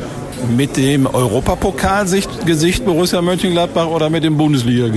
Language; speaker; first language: German; native; German